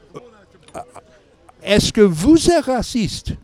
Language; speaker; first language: French; non-native, learner; English